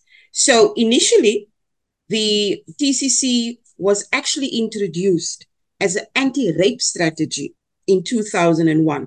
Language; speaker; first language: English; non-native, local second language; Afrikaans